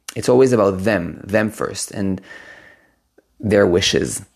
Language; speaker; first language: English; non-native, fluent; Hebrew